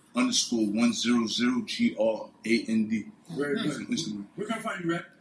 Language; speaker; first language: English; native; English